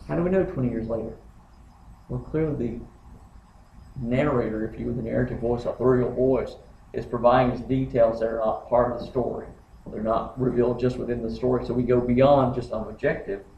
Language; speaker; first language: English; native; English